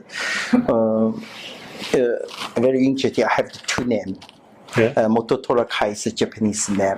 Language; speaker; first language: English; non-native, learner; Chinese